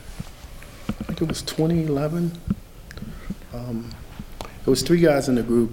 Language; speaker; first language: English; native; English